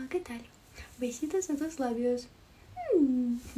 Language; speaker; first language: Spanish; non-native, learner; Ukrainian